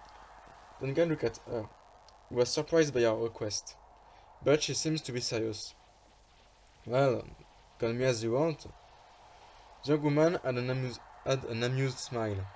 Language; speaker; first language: English; non-native, fluent; French